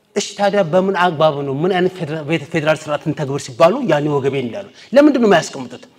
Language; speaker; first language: Amharic; non-native, local second language; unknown